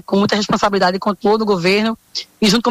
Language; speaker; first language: Portuguese; native; Portuguese